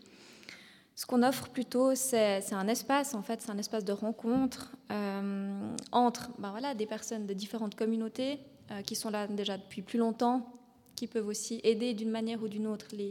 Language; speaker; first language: French; native; French